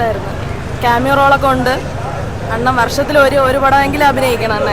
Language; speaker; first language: Malayalam; native; Malayalam